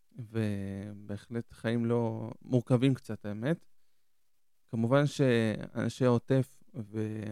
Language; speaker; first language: Hebrew; early bilingual, other home language; Spanish